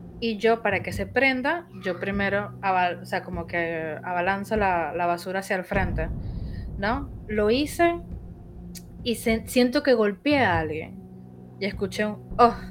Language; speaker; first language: Spanish; native; Spanish